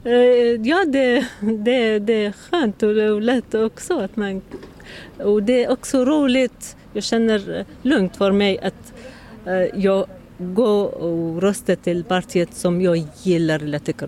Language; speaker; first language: Swedish; non-native, learner; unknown